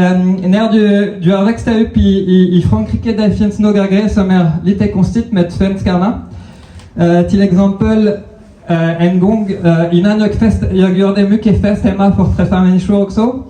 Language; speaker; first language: Swedish; non-native, fluent; French